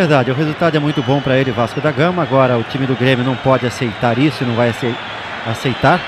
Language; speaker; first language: Portuguese; native; Portuguese